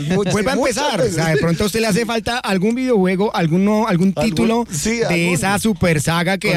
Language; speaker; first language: Spanish; native; Spanish